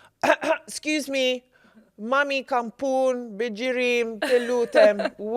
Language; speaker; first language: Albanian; non-native, learner; English